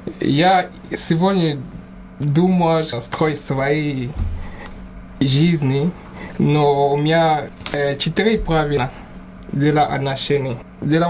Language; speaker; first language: Ukrainian; non-native, learner; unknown